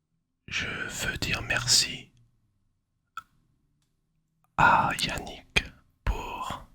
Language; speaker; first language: French; non-native, learner; English